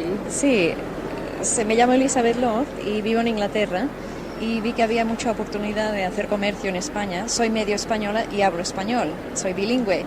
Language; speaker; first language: Spanish; early bilingual, heritage; English